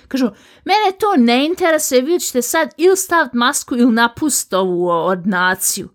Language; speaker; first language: Bosnian; early bilingual, heritage; Bosnian